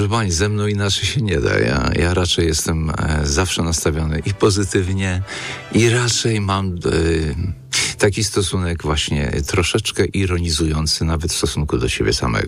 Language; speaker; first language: Polish; native; Polish